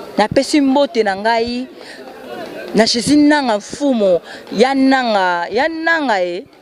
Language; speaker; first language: Lingala; native; Lingala